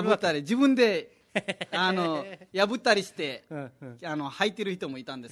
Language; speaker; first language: Japanese; non-native, fluent; Nepali